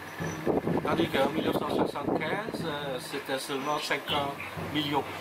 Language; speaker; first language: French; non-native, fluent; Vietnamese